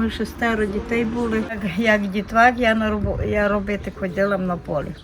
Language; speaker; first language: Ukrainian; non-native, local second language; Hungarian